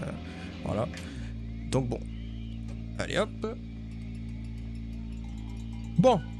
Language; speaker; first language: French; native; French